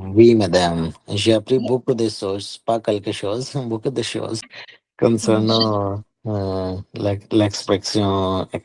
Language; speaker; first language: French; non-native, learner; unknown